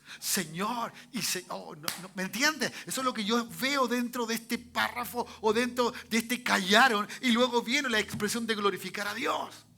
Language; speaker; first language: Spanish; native; Spanish